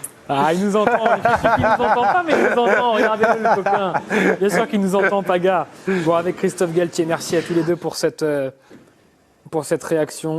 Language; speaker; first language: French; native; French